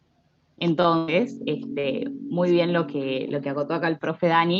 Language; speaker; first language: Spanish; native; Spanish